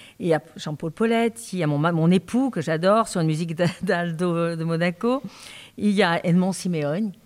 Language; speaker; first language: French; native; French